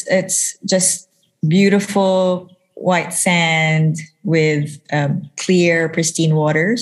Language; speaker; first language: English; non-native, local second language; Filipino